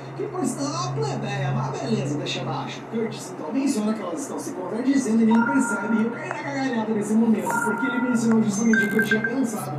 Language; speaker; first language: Portuguese; native; Portuguese